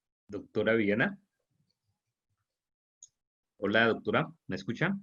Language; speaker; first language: Spanish; native; Spanish